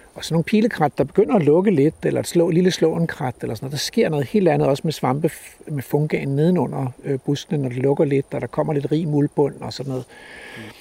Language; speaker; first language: Danish; native; Danish